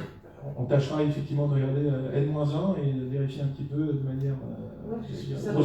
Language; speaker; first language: French; native; French